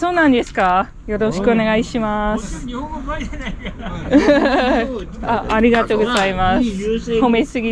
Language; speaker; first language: Japanese; non-native, fluent; English